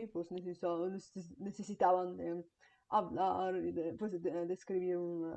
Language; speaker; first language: Spanish; non-native, fluent; Bulgarian